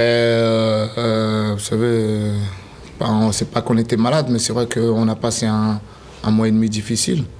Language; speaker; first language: French; native; French